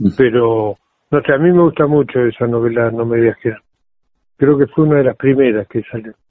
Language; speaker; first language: Spanish; native; Spanish